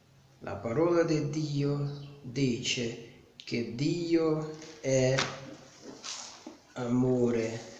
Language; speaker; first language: Italian; non-native, learner; Portuguese